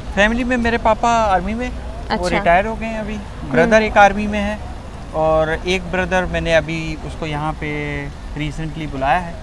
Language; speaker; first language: Hindi; native; Hindi